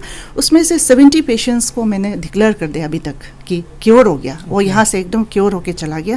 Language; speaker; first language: Hindi; non-native, local second language; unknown